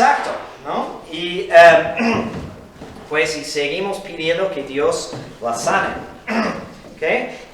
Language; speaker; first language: Spanish; non-native, fluent; English